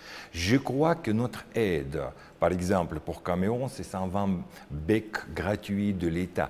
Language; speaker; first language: French; non-native, learner; Russian